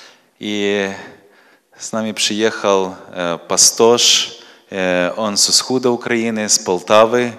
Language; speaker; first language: Polish; non-native, learner; Ukrainian